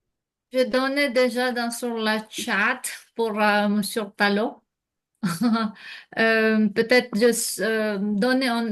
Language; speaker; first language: French; non-native, learner; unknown